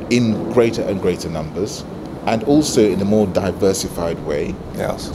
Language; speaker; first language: English; non-native, local second language; Igbo